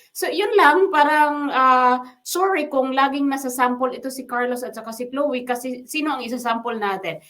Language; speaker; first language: Filipino; non-native, local second language; Waray